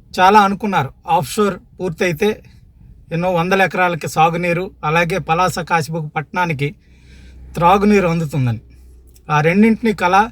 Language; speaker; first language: Telugu; native; Telugu